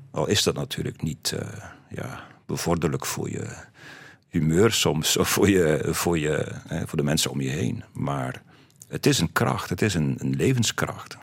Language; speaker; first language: Dutch; native; Dutch